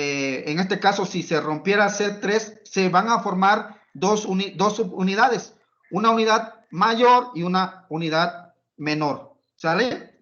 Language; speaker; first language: Spanish; native; Spanish